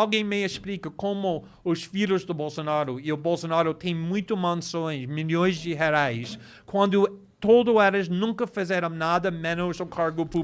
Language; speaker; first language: Portuguese; non-native, fluent; English